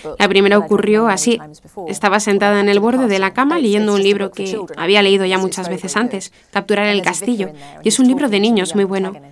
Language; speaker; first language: Spanish; non-native, fluent; English